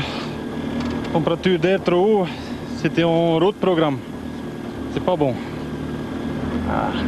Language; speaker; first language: French; non-native, local second language; Dutch